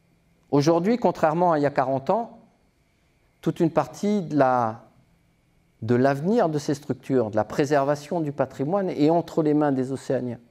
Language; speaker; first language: French; native; French